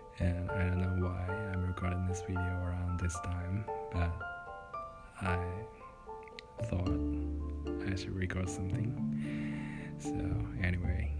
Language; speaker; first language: English; non-native, fluent; Japanese